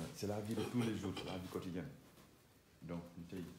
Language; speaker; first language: French; non-native, local second language; Wolof